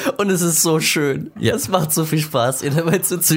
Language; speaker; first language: German; native; German